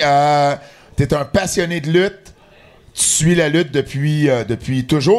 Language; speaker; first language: French; native; French